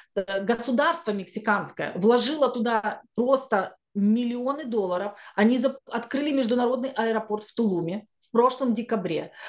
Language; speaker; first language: Russian; native; Russian